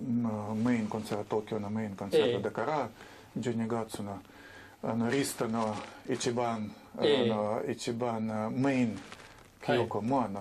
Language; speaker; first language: Japanese; non-native, learner; Russian